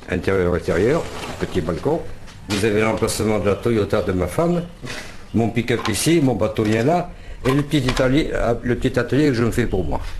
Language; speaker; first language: French; native; French